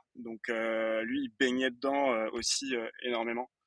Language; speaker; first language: French; native; French